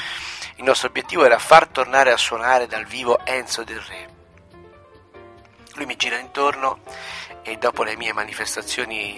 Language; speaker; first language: Italian; native; Italian